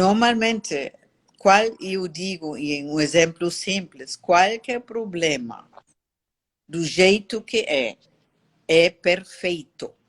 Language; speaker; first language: Portuguese; non-native, learner; German